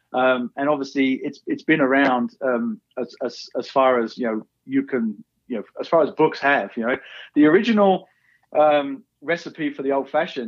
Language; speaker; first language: English; native; English